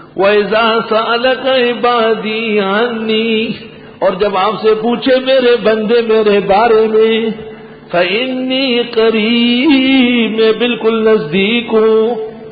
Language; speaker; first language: Urdu; non-native, local second language; Pashto